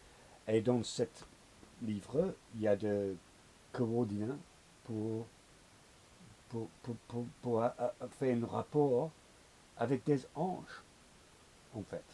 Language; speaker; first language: French; non-native, learner; English